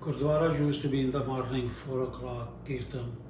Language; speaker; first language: English; non-native, local second language; Punjabi